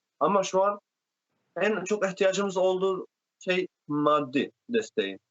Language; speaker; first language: Turkish; non-native, fluent; Arabic